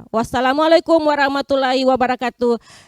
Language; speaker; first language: Indonesian; native; Indonesian